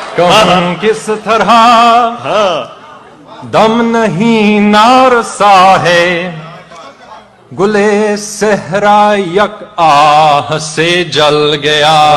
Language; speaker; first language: Urdu; non-native, fluent; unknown